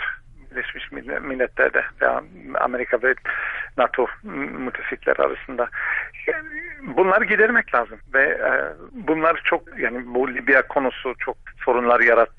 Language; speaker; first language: Turkish; non-native, fluent; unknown